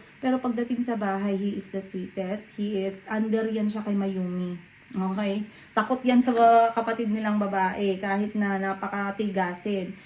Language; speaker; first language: Filipino; non-native, local second language; Cebuano